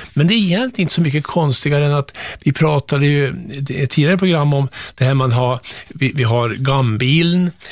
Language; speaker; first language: Swedish; native; Swedish